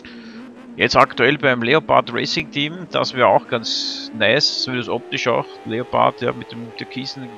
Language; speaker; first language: German; native; German